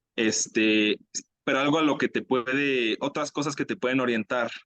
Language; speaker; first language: Spanish; native; Spanish